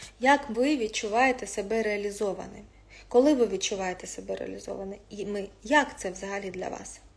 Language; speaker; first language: Ukrainian; non-native, local second language; Russian